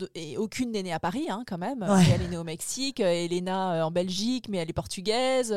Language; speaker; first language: French; native; French